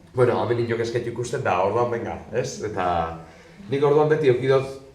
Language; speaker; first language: Basque; native; Basque